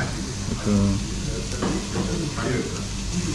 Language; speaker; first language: Russian; non-native, fluent; Korean